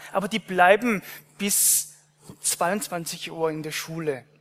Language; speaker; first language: German; non-native, fluent; Korean